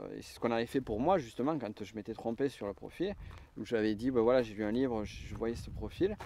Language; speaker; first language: French; native; French